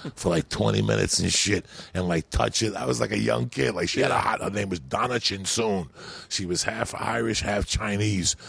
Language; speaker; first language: English; early bilingual, other home language; Spanish